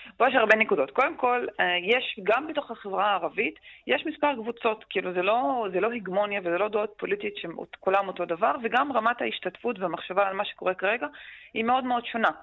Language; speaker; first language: Hebrew; non-native, local second language; Arabic